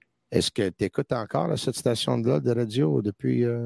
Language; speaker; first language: French; non-native, local second language; English